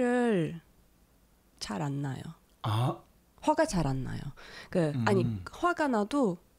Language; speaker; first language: Korean; non-native, fluent; Turkish